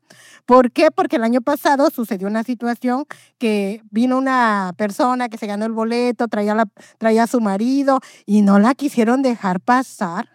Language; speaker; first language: Spanish; native; Spanish